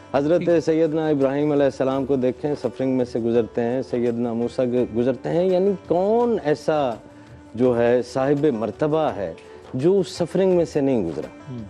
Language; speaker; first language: Urdu; non-native, local second language; Sindhi